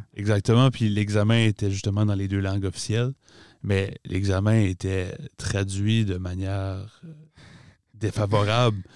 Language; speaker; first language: French; native; French